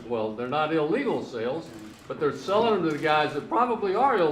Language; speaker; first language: English; native; English